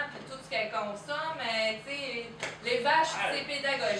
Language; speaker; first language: French; native; French